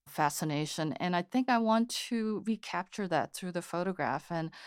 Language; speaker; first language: English; non-native, fluent; Korean